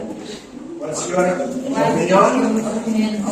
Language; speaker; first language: English; non-native, learner; Indonesian